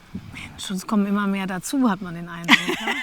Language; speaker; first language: German; native; German